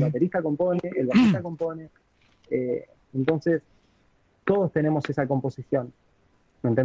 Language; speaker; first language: Spanish; native; Spanish